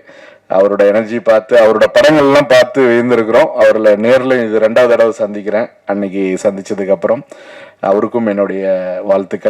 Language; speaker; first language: Tamil; native; Tamil